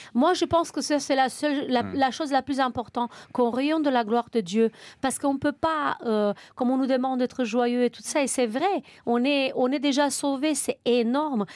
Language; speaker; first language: French; non-native, fluent; Romanian